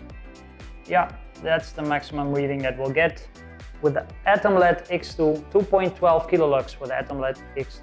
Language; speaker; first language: English; non-native, fluent; Dutch